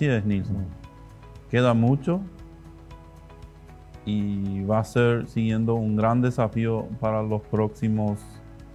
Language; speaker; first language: Spanish; native; Spanish